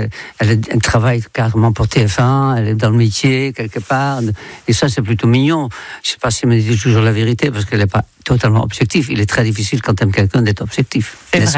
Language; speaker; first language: French; non-native, fluent; Dutch